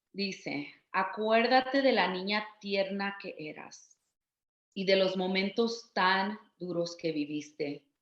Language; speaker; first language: Spanish; early bilingual, other home language; English